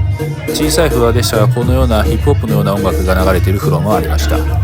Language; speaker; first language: Japanese; native; Japanese